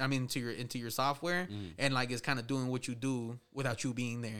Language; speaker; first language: English; early bilingual, other home language; Spanish